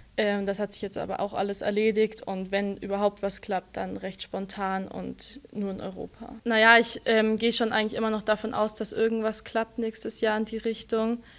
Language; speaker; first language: German; native; German